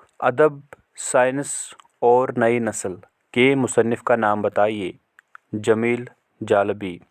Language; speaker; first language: Urdu; non-native, local second language; Kashmiri